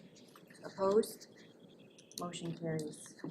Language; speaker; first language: English; native; English